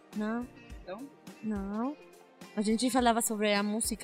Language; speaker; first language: Portuguese; non-native, learner; Spanish